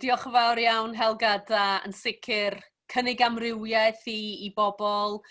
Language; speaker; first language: Welsh; native; Welsh